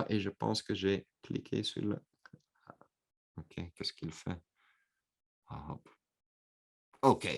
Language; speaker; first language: French; non-native, local second language; Dutch